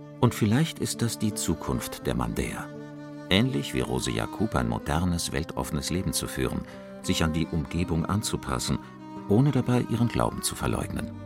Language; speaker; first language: German; native; German